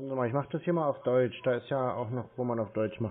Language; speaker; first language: German; native; German